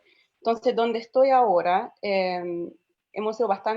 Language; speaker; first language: Spanish; non-native, fluent; English